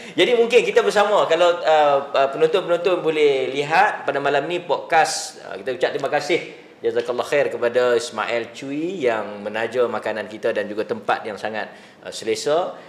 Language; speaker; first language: Malay; native; Malay